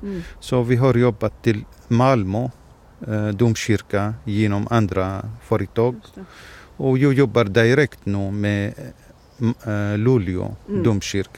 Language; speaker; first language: Swedish; non-native, fluent; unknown